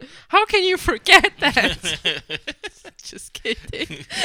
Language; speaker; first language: English; non-native, fluent; German